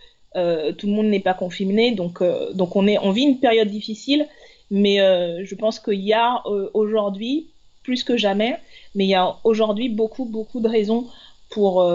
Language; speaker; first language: French; native; French